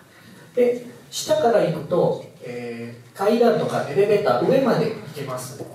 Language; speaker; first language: Japanese; non-native, fluent; Indonesian